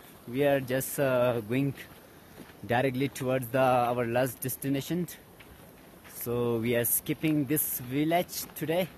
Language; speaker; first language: English; non-native, local second language; Ladakhi